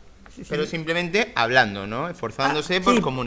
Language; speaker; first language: Spanish; native; Spanish